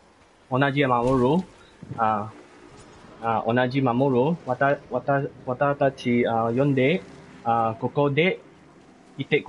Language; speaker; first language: Japanese; non-native, learner; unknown